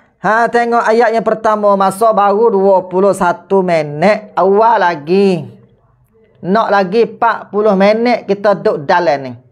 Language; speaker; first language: Malay; native; Malay